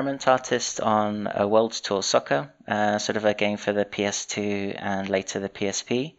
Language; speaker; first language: English; native; English